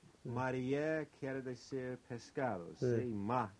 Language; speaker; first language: Spanish; non-native, fluent; English